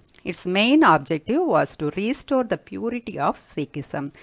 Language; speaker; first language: English; non-native, local second language; Tamil